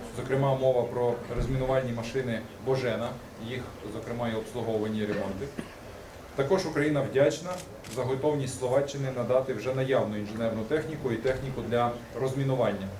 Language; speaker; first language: Ukrainian; native; Ukrainian